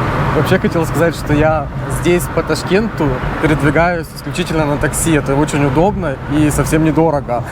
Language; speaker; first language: Russian; native; Russian